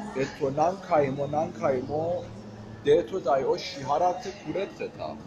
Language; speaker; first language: Japanese; non-native, fluent; Persian